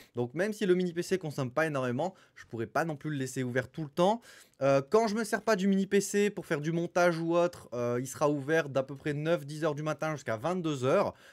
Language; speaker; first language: French; native; French